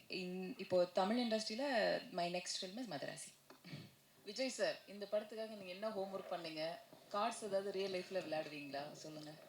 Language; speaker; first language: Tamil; non-native, learner; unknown